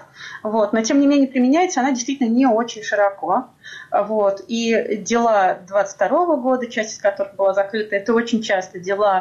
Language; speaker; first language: Russian; native; Russian